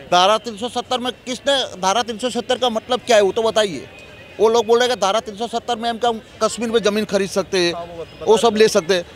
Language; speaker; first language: Hindi; non-native, local second language; Gujarati